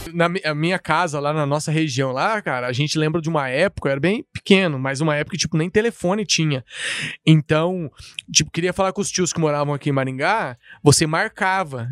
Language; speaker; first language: Portuguese; native; Portuguese